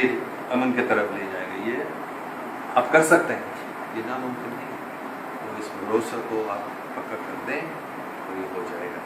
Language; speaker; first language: Hindi; non-native, local second language; English